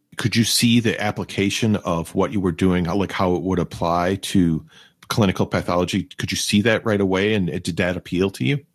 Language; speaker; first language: English; native; English